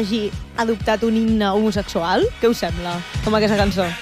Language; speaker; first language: Catalan; native; Catalan